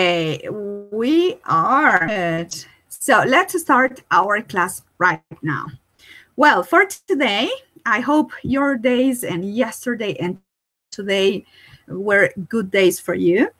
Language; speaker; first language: English; non-native, fluent; Spanish